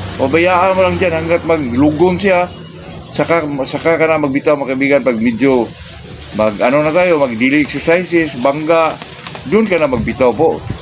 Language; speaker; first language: Filipino; non-native, local second language; Cebuano